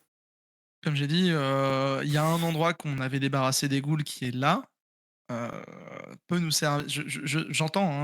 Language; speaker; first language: French; native; French